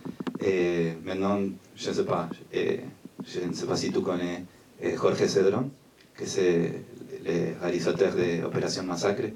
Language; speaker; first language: French; non-native, fluent; Spanish